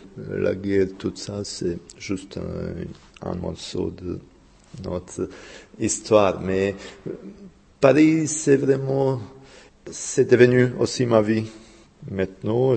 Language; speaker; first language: French; non-native, fluent; Bosnian